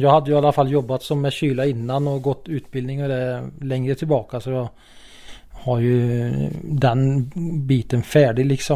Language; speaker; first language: Swedish; native; Swedish